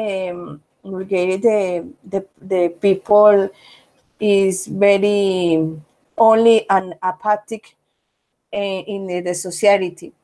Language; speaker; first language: English; non-native, learner; Spanish